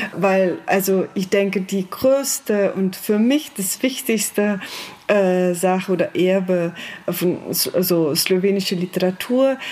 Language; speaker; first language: German; non-native, fluent; Slovenian